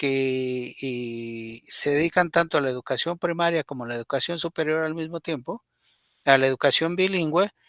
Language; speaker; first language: Spanish; native; Spanish